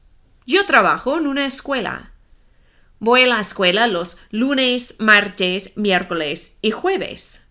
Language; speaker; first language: Spanish; non-native, fluent; English